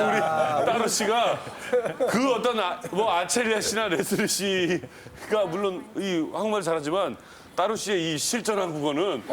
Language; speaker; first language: Korean; native; Korean